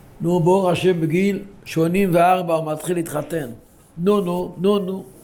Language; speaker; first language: Hebrew; non-native, local second language; Yiddish